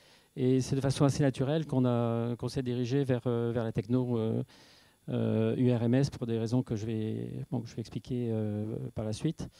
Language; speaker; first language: French; native; French